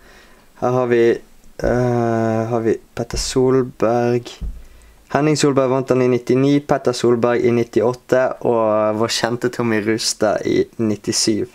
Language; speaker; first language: Norwegian; native; Norwegian